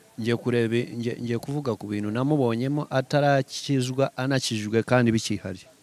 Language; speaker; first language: Kinyarwanda; early bilingual, heritage; Kinyarwanda